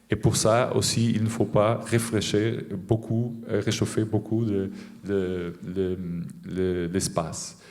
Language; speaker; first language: French; non-native, fluent; Portuguese